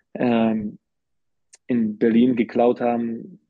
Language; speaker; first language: German; non-native, fluent; Slovak